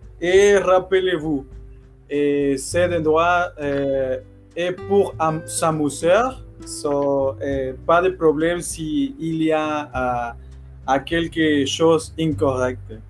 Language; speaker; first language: French; non-native, learner; Spanish